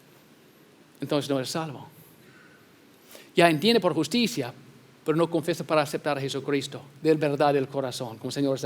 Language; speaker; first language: Spanish; non-native, fluent; English